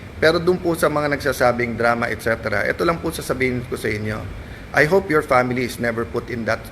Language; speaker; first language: Filipino; native; Filipino